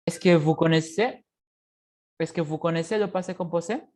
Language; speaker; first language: French; non-native, fluent; Spanish